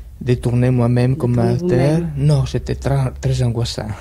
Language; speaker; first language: French; non-native, fluent; Italian